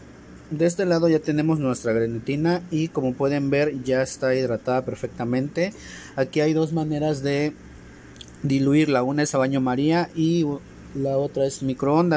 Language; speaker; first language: Spanish; native; Spanish